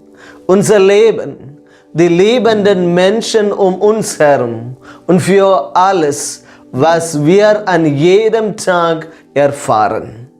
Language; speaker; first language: German; non-native, fluent; Malayalam